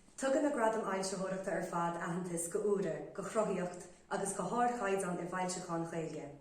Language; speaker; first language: Irish; native; Irish